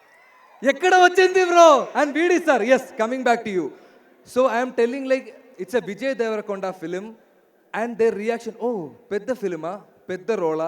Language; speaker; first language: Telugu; non-native, learner; Malayalam